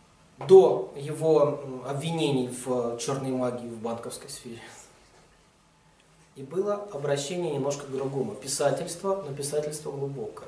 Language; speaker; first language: Russian; native; Russian